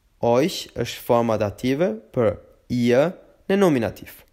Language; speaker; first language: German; non-native, fluent; Albanian